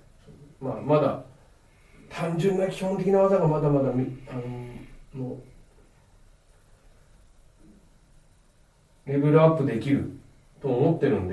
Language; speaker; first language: Japanese; native; Japanese